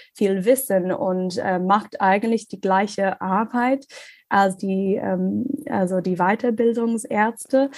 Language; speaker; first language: German; non-native, learner; English